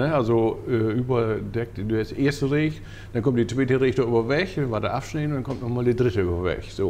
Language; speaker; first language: German; native; German